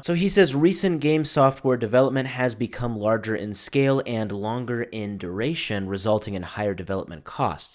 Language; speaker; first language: English; native; English